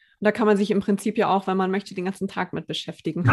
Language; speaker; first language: German; native; German